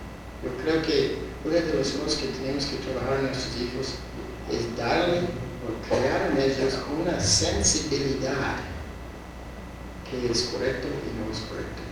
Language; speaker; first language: Spanish; non-native, fluent; English